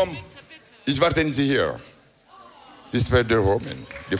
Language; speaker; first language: German; non-native, learner; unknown